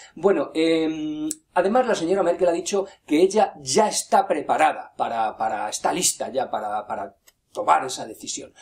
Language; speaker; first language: Spanish; native; Spanish